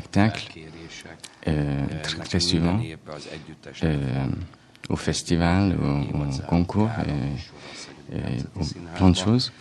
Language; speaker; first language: French; non-native, fluent; Hungarian